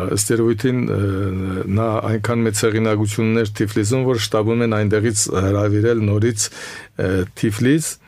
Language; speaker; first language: Armenian; native; Armenian